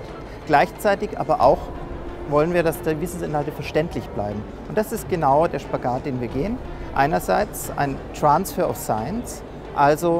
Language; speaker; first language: German; native; German